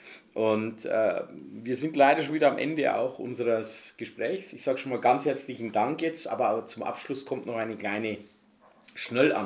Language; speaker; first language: German; native; German